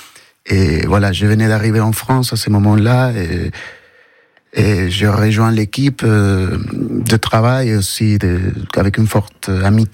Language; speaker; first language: French; non-native, fluent; Spanish